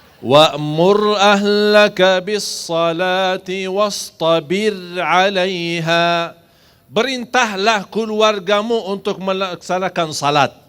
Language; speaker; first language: Malay; non-native, fluent; Arabic